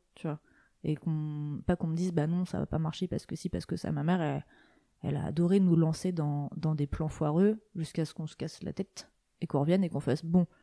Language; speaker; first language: French; native; French